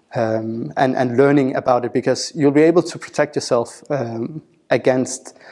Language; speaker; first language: English; non-native, fluent; Danish